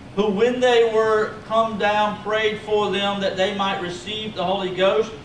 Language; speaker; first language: English; native; English